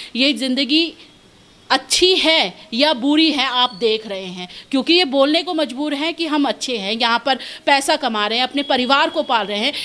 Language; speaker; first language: Hindi; native; Hindi